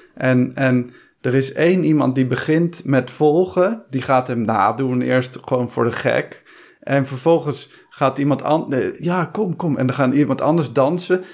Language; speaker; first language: Dutch; native; Dutch